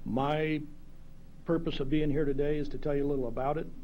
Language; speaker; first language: English; native; English